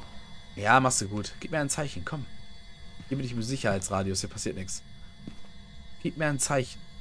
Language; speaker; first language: German; native; German